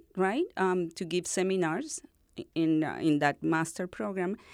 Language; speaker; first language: English; non-native, fluent; Spanish